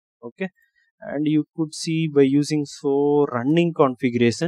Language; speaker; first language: English; non-native, local second language; Tamil